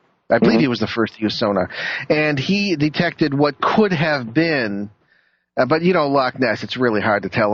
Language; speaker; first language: English; native; English